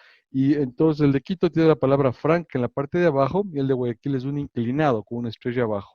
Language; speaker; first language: Spanish; native; Spanish